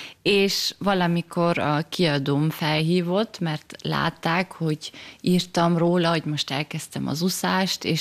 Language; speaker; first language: Hungarian; early bilingual, heritage; Hungarian